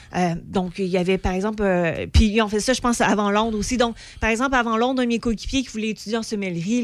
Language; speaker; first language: French; native; French